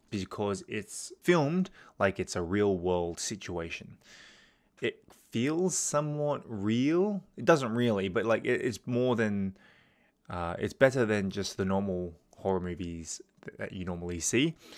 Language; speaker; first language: English; native; English